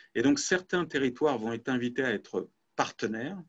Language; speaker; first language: French; native; French